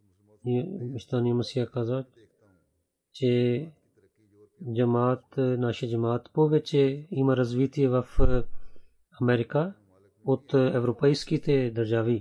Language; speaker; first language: Bulgarian; non-native, learner; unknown